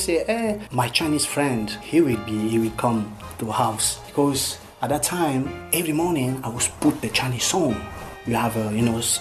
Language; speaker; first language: English; non-native, learner; French